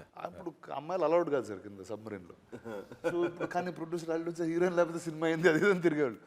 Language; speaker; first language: Telugu; native; Telugu